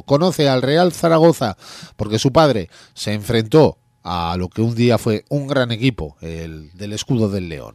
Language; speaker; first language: Spanish; native; Spanish